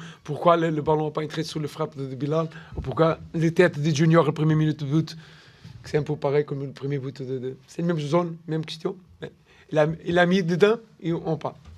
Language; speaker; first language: French; non-native, learner; Portuguese